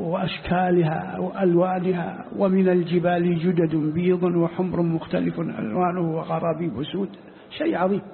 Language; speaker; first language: Arabic; native; Arabic